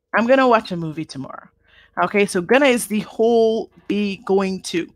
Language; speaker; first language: English; native; English